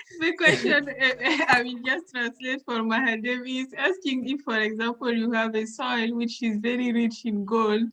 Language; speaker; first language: English; non-native, fluent; French